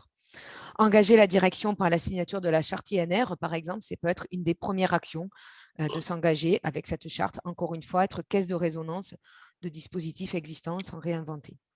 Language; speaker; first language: French; native; French